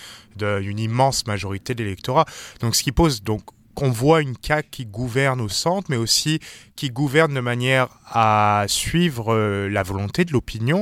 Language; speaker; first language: French; native; French